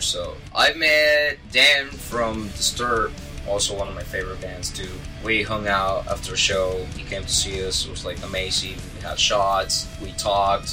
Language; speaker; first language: English; non-native, fluent; Spanish